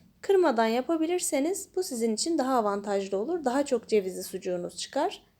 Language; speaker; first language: Turkish; native; Turkish